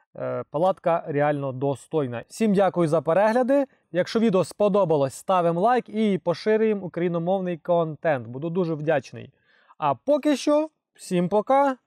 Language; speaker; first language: Ukrainian; non-native, local second language; Russian